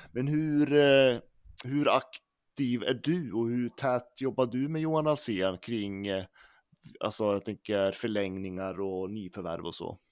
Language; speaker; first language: Swedish; native; Swedish